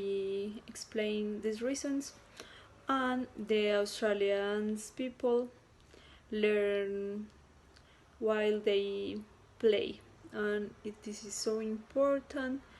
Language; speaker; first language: English; non-native, learner; Spanish